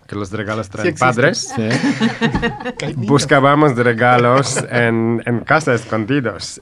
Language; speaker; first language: Spanish; non-native, fluent; Polish